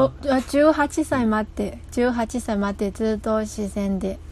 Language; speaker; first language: Japanese; non-native, learner; Chinese